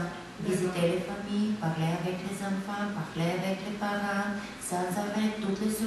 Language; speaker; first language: French; non-native, fluent; Bulgarian